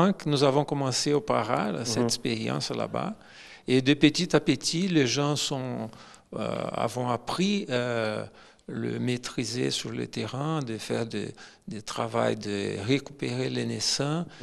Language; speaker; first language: French; non-native, fluent; Portuguese